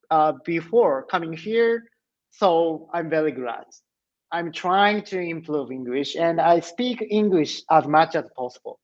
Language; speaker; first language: English; non-native, learner; Japanese